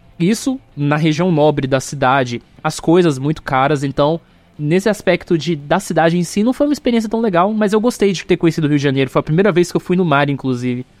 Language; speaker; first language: Portuguese; native; Portuguese